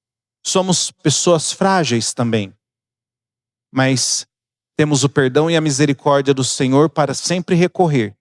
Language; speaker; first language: Portuguese; native; Portuguese